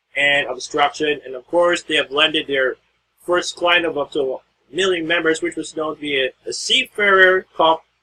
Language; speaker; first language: English; non-native, local second language; Filipino